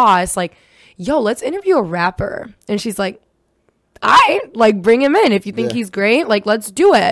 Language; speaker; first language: English; early bilingual, other home language; Russian